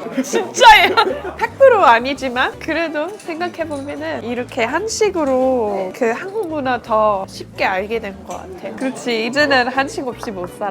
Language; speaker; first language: Korean; non-native, fluent; English